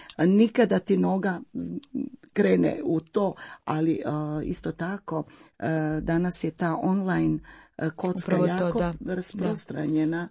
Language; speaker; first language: Croatian; native; Croatian